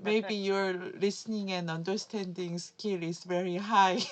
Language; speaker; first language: English; non-native, learner; Korean